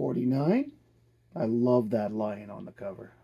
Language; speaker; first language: English; native; English